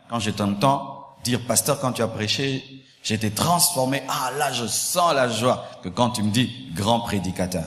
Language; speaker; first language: French; non-native, local second language; Lingala